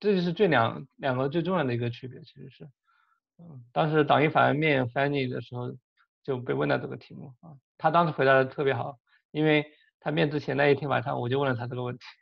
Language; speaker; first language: Chinese; native; Chinese